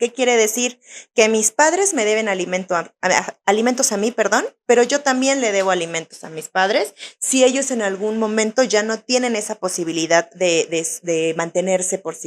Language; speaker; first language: Spanish; native; Spanish